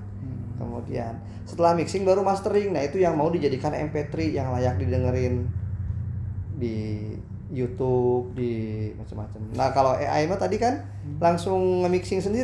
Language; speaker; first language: Indonesian; native; Indonesian